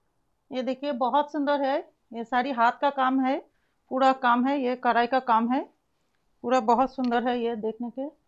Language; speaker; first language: Hindi; non-native, local second language; Bangla